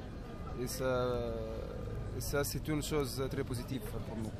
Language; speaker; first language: French; non-native, local second language; Arabic